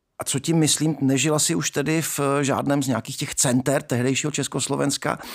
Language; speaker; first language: Czech; native; Czech